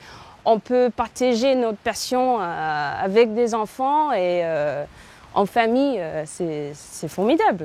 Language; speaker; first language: French; non-native, fluent; English